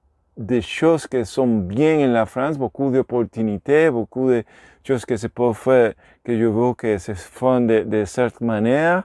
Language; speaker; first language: French; non-native, learner; Spanish